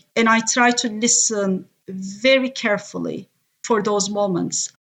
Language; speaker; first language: English; non-native, fluent; Turkish